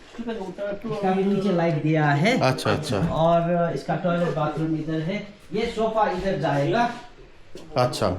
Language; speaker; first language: Hindi; non-native, local second language; Nepali